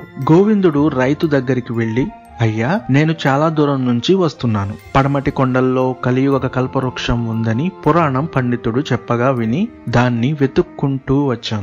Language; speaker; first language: Telugu; native; Telugu